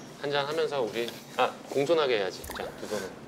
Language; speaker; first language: Korean; native; Korean